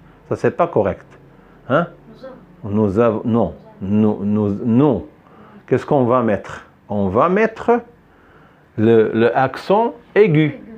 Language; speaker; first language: French; non-native, local second language; Arabic